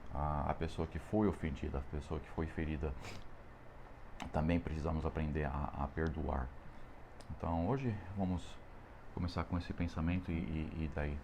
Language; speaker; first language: Portuguese; non-native, fluent; English